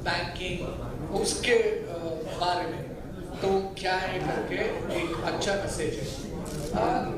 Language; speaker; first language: Hindi; non-native, local second language; Kannada